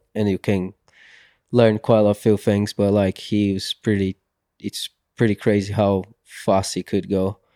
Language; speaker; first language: English; non-native, fluent; Portuguese